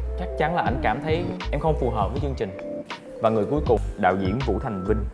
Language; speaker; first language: Vietnamese; native; Vietnamese